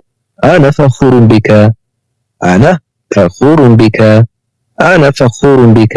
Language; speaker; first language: Arabic; non-native, learner; Amharic